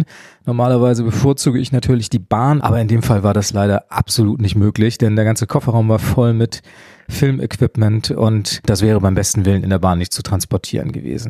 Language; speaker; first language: German; native; German